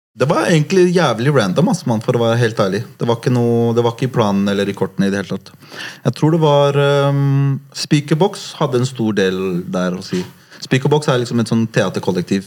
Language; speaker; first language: Norwegian; early bilingual, other home language; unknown